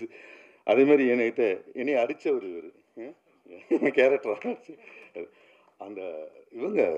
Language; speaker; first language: Tamil; native; Tamil